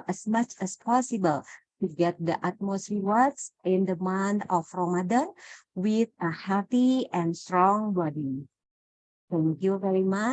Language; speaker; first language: English; non-native, learner; Indonesian